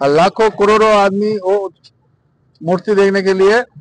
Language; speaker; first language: Hindi; non-native, local second language; Bangla